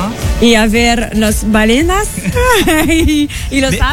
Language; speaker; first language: Spanish; non-native, learner; French